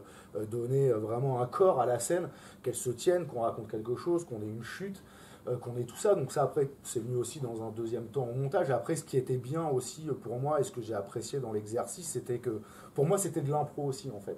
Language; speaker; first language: French; native; French